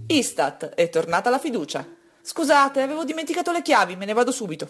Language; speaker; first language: Italian; native; Italian